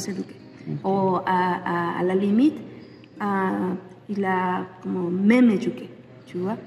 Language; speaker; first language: French; non-native, learner; Spanish